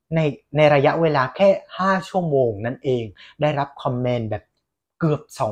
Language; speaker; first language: Thai; non-native, fluent; Vietnamese